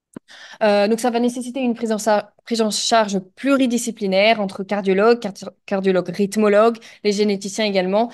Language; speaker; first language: French; native; French